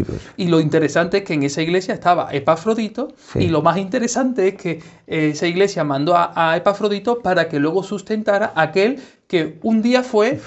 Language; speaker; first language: Spanish; native; Spanish